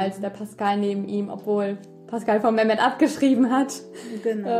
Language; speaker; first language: German; early bilingual, other home language; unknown